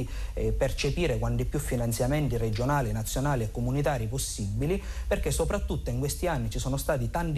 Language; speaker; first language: Italian; native; Italian